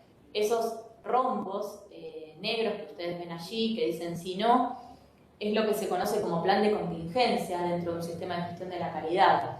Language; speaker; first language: Spanish; native; Spanish